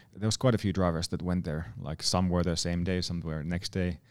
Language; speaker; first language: English; non-native, fluent; Finnish